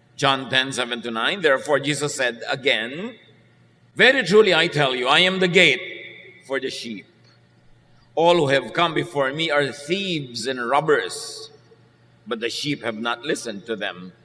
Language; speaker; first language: English; non-native, local second language; Filipino